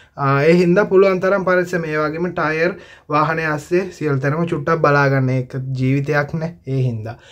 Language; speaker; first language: Sinhala; native; Sinhala